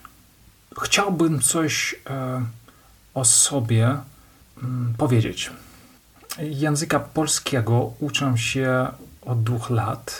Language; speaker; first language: Polish; non-native, learner; Russian